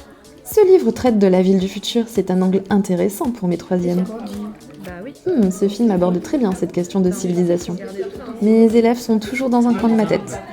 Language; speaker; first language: French; native; French